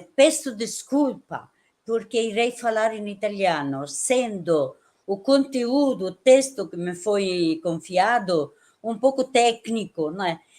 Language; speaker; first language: Portuguese; non-native, fluent; Italian